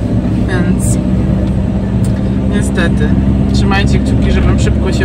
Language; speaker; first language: Polish; native; Polish